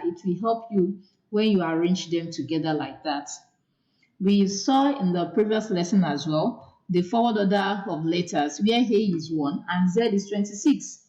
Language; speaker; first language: English; non-native, local second language; Yoruba